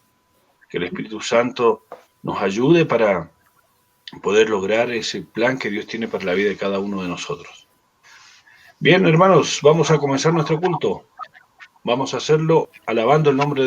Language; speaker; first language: Spanish; native; Spanish